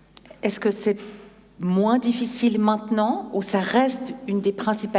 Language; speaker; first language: French; native; French